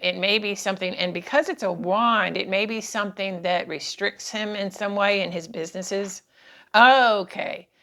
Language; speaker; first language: English; native; English